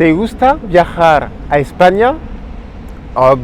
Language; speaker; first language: Spanish; non-native, fluent; French